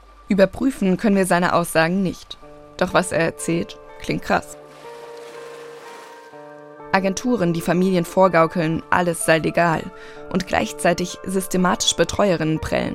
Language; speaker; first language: German; native; German